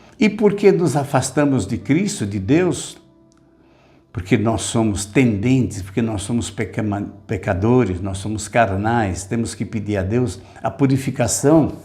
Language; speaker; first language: Portuguese; native; Portuguese